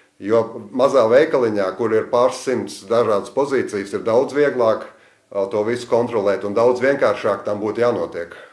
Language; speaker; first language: Latvian; native; Latvian